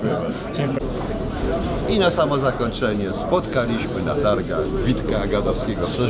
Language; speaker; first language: Polish; native; Polish